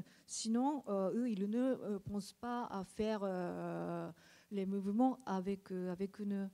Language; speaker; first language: French; non-native, learner; Japanese